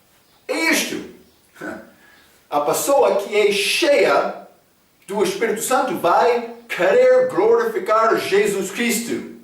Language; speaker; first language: Portuguese; non-native, fluent; English